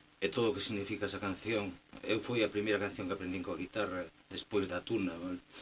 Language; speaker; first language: Galician; non-native, local second language; Spanish